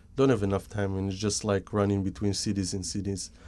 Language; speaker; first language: English; non-native, fluent; Hebrew